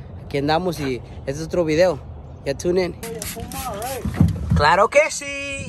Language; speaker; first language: Spanish; early bilingual, heritage; Spanish